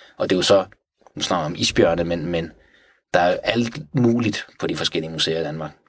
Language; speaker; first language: Danish; early bilingual, other home language; Persian